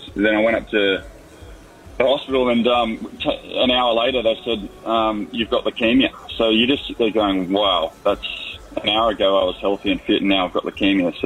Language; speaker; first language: English; native; English